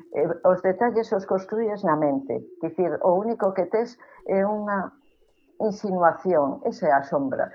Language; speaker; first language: Galician; non-native, local second language; Spanish